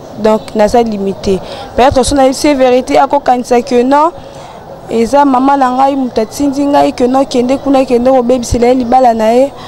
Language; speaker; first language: Lingala; non-native, local second language; Luba-Lulua